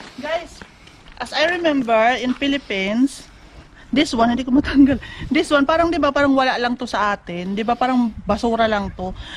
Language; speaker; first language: Filipino; native; Filipino